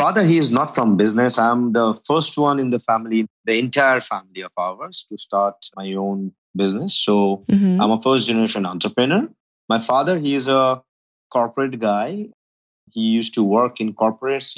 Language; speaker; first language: English; non-native, local second language; Bangla